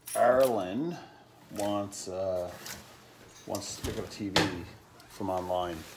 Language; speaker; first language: English; native; English